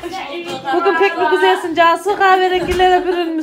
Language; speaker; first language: Turkish; native; Turkish